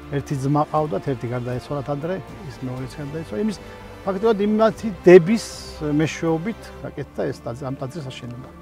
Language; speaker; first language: Georgian; non-native, local second language; Svan